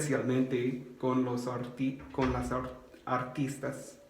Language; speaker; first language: Spanish; non-native, learner; English